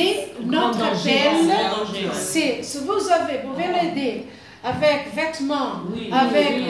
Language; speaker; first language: French; non-native, fluent; Portuguese